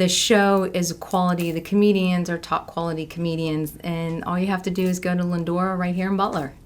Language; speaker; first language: English; native; English